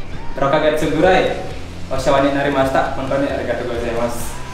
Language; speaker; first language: Japanese; non-native, learner; Indonesian